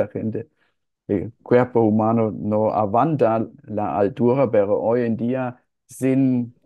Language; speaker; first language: Spanish; non-native, fluent; German